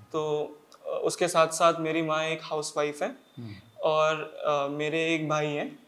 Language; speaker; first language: Hindi; native; Hindi